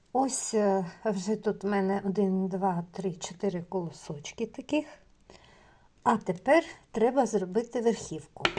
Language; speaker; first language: Ukrainian; non-native, local second language; Russian